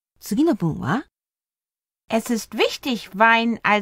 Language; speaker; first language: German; non-native, fluent; Japanese